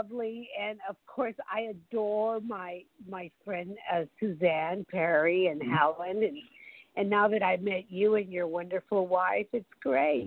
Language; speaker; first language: English; early bilingual, other home language; Spanish